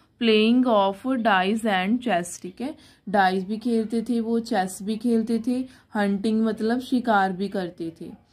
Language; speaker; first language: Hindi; non-native, local second language; Punjabi